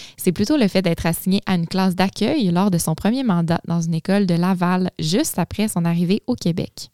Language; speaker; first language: French; native; French